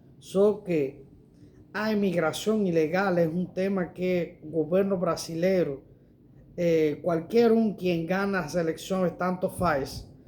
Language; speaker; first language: Portuguese; non-native, learner; Spanish